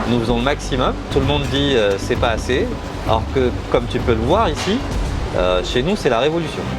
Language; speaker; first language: French; native; French